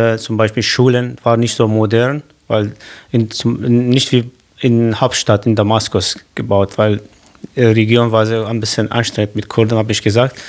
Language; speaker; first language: German; non-native, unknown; Kurdish